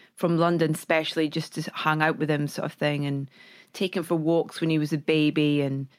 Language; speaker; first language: English; native; English